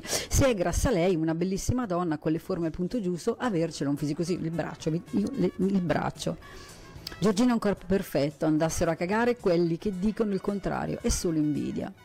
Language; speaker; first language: Italian; native; Italian